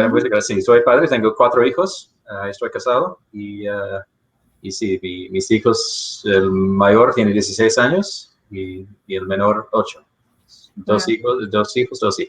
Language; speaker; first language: Spanish; non-native, fluent; English